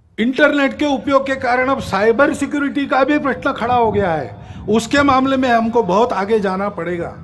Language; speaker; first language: Hindi; non-native, local second language; Marathi